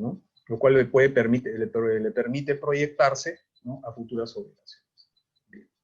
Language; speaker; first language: Spanish; native; Spanish